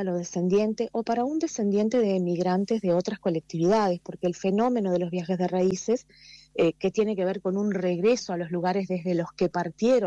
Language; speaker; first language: Spanish; native; Spanish